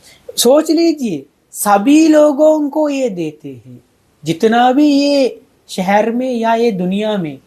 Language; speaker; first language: Hindi; non-native, fluent; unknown